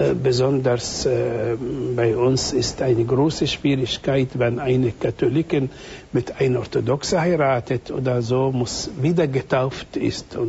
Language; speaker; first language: German; non-native, fluent; Arabic